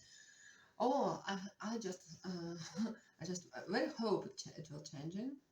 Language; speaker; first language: English; non-native, learner; Russian